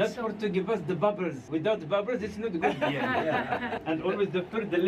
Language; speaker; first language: English; non-native, learner; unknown